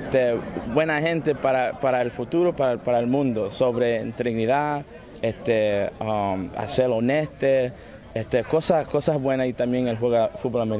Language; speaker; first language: Spanish; early bilingual, heritage; Spanish